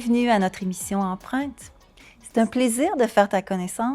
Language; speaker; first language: French; native; French